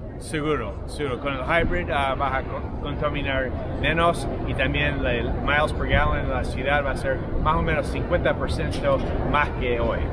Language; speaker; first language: Spanish; non-native, fluent; English